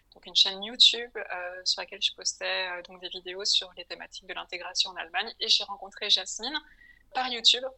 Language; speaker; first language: French; native; French